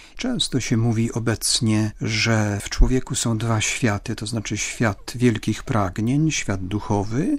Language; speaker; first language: Polish; native; Polish